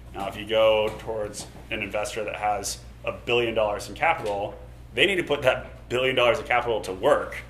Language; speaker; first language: English; native; English